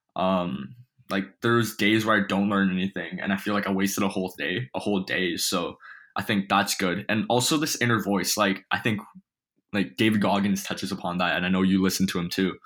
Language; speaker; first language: English; early bilingual, other home language; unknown